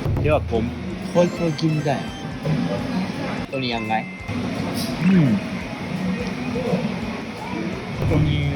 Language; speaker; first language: Thai; non-native, learner; Japanese